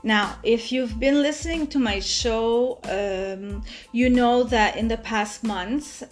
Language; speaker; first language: English; native; English